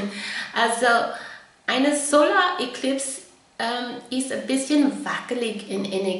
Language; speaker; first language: German; non-native, fluent; English